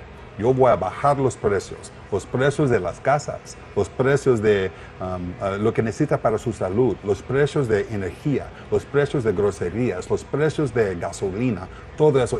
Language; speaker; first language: Spanish; non-native, learner; English